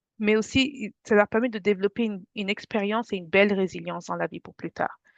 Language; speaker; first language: French; native; French